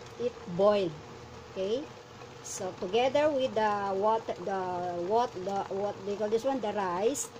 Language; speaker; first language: English; non-native, local second language; Filipino